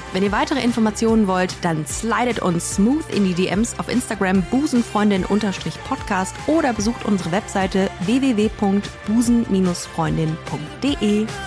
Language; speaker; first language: German; native; German